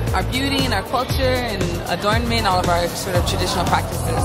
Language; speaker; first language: English; native; English